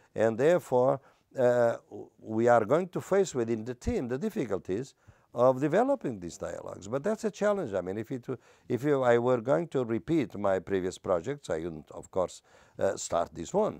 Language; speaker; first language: English; non-native, fluent; Portuguese